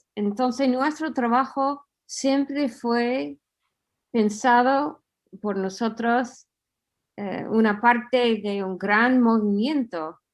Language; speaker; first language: Spanish; non-native, fluent; English